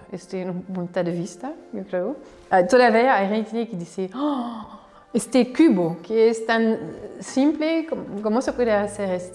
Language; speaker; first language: Spanish; non-native, fluent; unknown